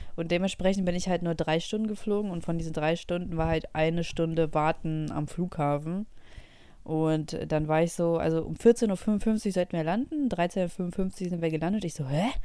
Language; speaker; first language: German; early bilingual, other home language; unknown